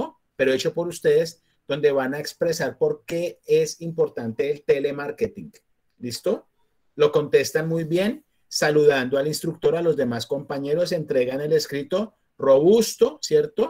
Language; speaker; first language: Spanish; native; Spanish